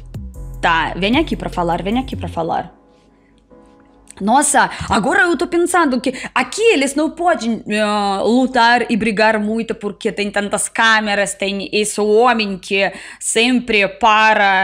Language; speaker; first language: Portuguese; non-native, learner; Russian